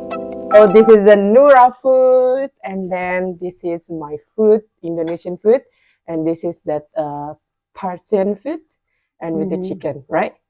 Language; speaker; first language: English; non-native, learner; Indonesian